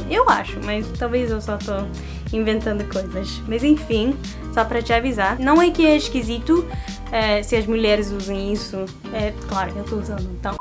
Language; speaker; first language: Portuguese; non-native, fluent; English